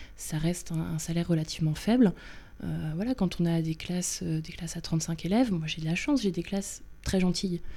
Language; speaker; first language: French; native; French